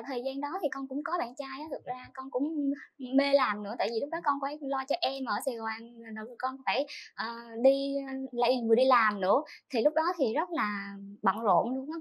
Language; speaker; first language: Vietnamese; native; Vietnamese